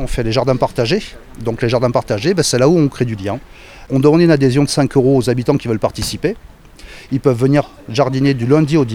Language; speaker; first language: French; native; French